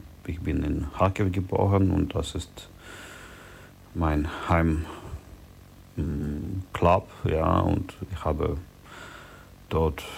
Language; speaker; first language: German; non-native, learner; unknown